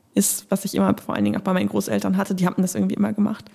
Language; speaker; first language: German; native; German